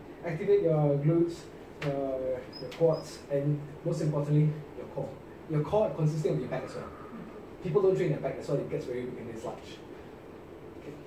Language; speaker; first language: English; non-native, local second language; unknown